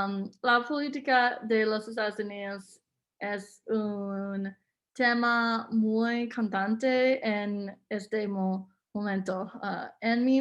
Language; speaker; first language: Spanish; non-native, learner; English